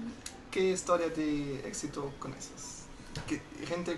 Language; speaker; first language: Spanish; non-native, learner; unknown